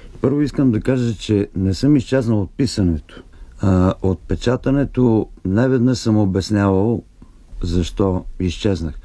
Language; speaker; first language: Bulgarian; native; Bulgarian